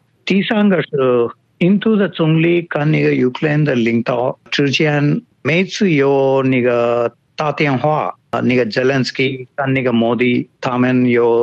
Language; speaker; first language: Chinese; non-native, fluent; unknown